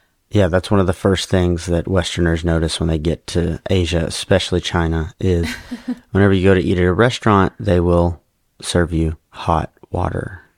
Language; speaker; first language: English; native; English